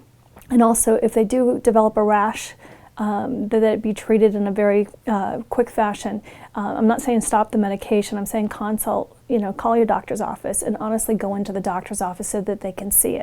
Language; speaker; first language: English; native; English